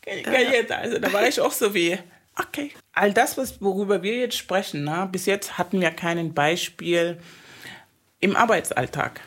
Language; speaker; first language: German; non-native, fluent; Spanish